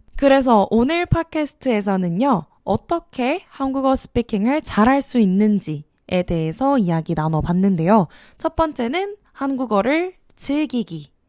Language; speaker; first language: Korean; native; Korean